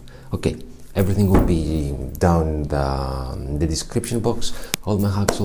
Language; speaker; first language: English; non-native, fluent; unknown